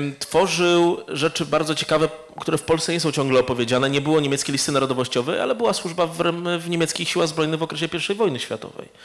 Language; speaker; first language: Polish; native; Polish